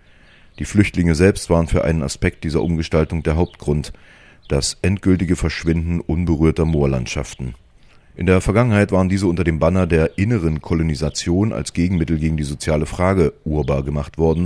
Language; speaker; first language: German; native; German